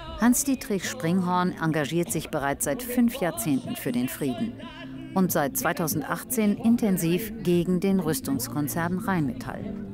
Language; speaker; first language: German; native; German